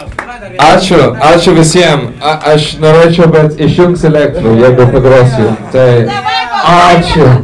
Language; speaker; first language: Lithuanian; non-native, local second language; Polish